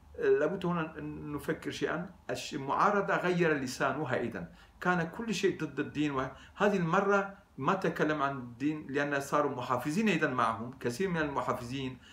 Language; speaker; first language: Arabic; non-native, fluent; Turkish